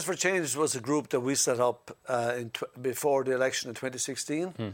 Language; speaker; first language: English; native; English